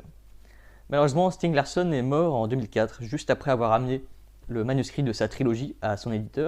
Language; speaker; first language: French; native; French